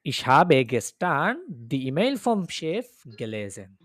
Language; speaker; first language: German; non-native, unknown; Bangla